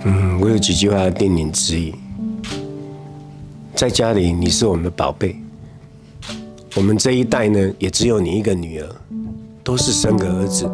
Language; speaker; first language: Chinese; native; Chinese